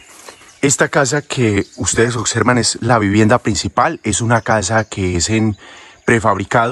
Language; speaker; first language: Spanish; native; Spanish